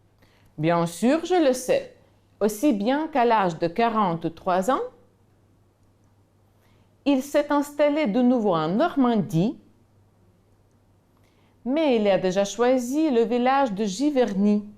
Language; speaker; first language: French; non-native, fluent; Ukrainian